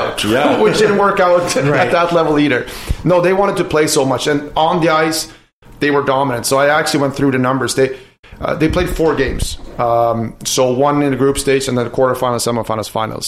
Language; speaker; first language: English; non-native, fluent; Swedish